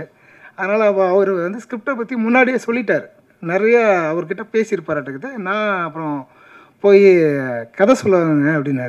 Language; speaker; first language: Tamil; native; Tamil